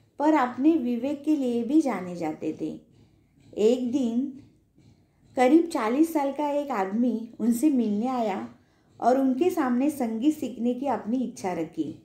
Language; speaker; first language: Hindi; non-native, local second language; Marathi